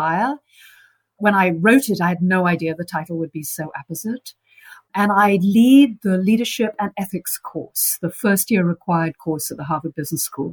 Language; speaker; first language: English; native; English